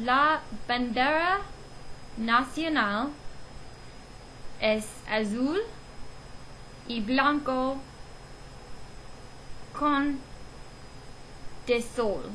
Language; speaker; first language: Spanish; non-native, learner; English